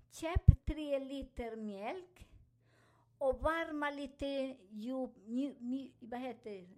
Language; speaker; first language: Swedish; non-native, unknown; Spanish